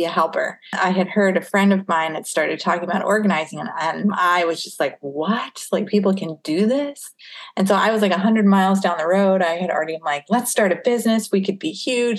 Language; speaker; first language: English; native; English